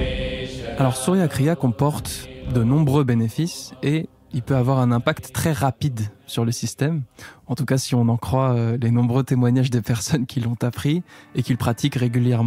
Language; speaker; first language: French; native; French